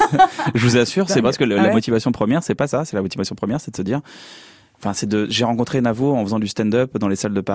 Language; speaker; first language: French; native; French